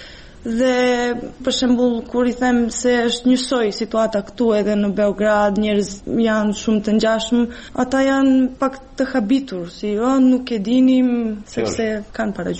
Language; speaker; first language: Albanian; non-native, fluent; Serbian